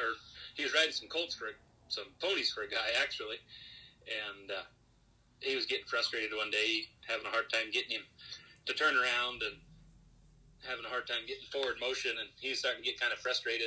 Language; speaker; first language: English; native; English